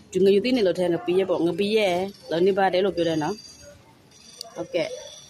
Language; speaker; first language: Burmese; native; Burmese